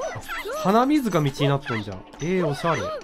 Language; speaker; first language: Japanese; native; Japanese